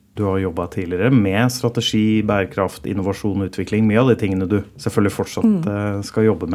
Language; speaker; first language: Norwegian; native; Norwegian